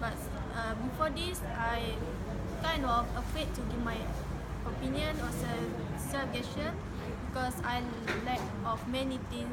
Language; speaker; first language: English; non-native, local second language; Malay